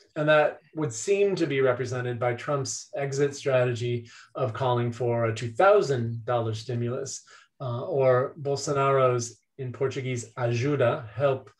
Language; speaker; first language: English; native; English